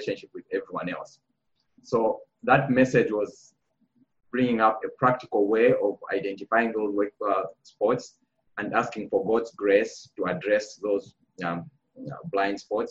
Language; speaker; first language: English; non-native, local second language; Bemba